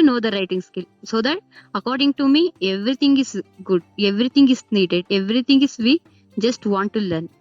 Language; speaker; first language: English; non-native, learner; Kannada